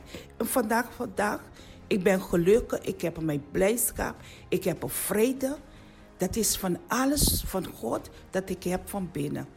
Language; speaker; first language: Dutch; non-native, learner; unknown